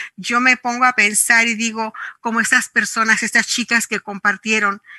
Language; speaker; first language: Spanish; native; Spanish